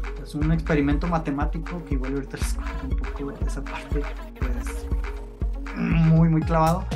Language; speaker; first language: Spanish; native; Spanish